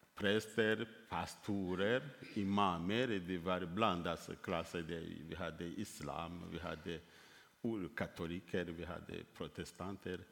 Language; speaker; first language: Swedish; non-native, fluent; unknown